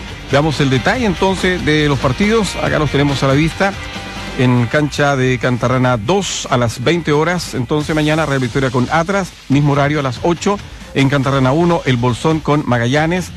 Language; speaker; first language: Spanish; native; Spanish